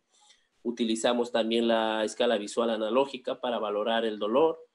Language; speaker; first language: Spanish; native; Spanish